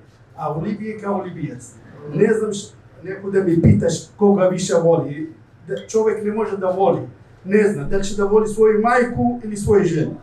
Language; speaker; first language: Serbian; non-native, fluent; Arabic